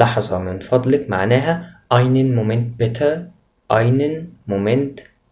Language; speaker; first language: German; non-native, fluent; Arabic